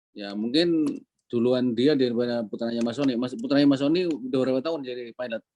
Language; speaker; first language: Indonesian; native; Indonesian